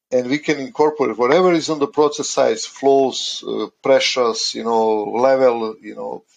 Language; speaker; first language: English; non-native, fluent; Croatian